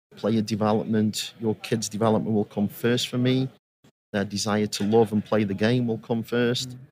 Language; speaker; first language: English; native; English